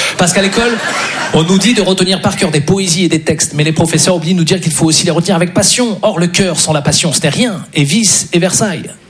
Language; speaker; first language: French; native; French